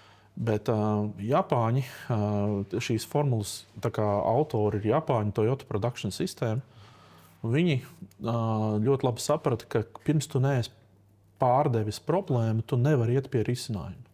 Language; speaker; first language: Latvian; native; Latvian